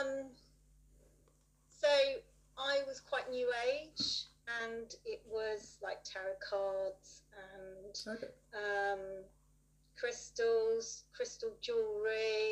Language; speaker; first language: English; native; English